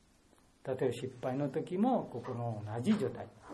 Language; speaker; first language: Japanese; non-native, learner; Bangla